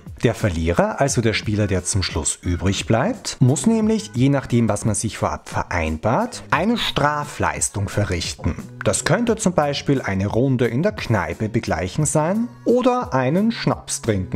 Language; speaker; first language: German; native; German